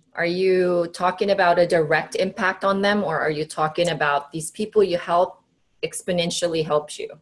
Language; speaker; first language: English; non-native, local second language; Cebuano